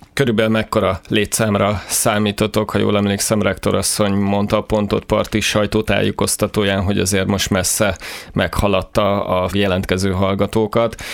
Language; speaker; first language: Hungarian; native; Hungarian